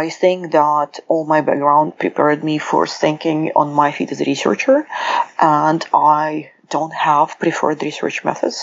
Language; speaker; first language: English; non-native, fluent; Russian